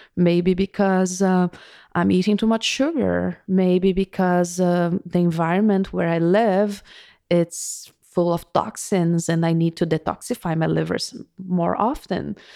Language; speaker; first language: English; non-native, fluent; Portuguese